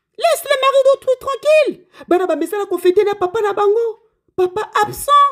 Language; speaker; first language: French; non-native, local second language; Lingala